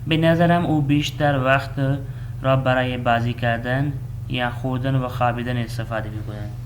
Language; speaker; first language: Persian; non-native, fluent; Urdu